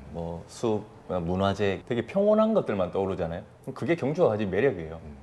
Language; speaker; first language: Korean; native; Korean